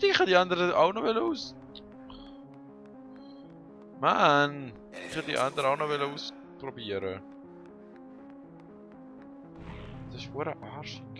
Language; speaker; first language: German; native; German